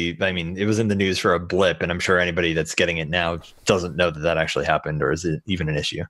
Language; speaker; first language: English; native; English